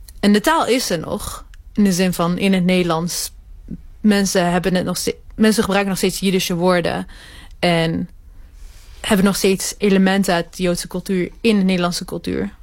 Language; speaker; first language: Dutch; early bilingual, other home language; Hebrew